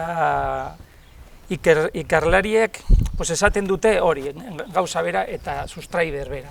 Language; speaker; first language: Basque; non-native, local second language; Spanish